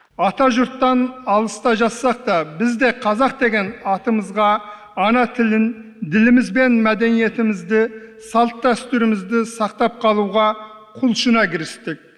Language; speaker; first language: Kazakh; early bilingual, heritage; Kazakh